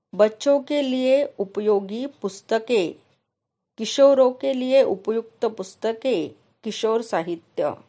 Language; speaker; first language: Hindi; non-native, local second language; Marathi